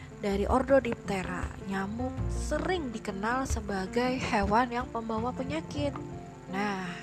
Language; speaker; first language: Indonesian; native; Indonesian